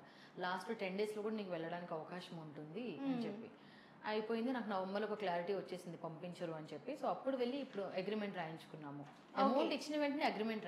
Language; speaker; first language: Telugu; native; Telugu